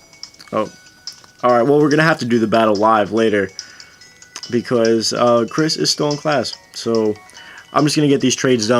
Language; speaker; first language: English; native; English